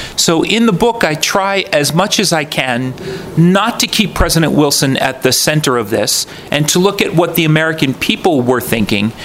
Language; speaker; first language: English; native; English